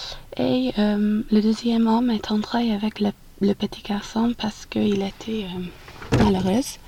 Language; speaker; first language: French; non-native, learner; English